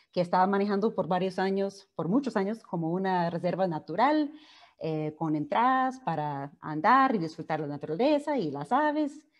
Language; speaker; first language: Spanish; non-native, fluent; English